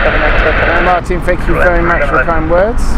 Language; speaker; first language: English; native; English